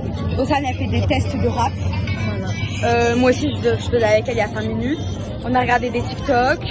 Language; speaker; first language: French; native; French